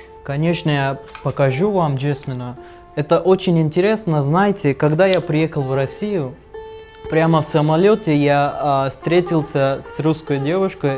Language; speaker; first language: Russian; non-native, learner; Hindi